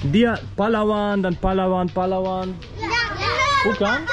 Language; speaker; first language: Indonesian; non-native, learner; German